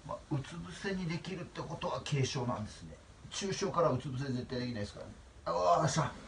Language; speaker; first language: Japanese; native; Japanese